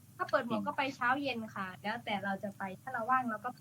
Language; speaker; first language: Thai; native; Thai